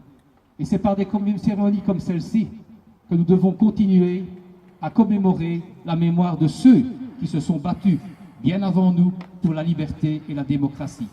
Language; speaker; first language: French; native; French